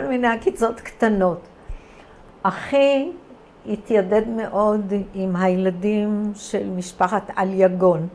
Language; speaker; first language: Hebrew; early bilingual, other home language; Croatian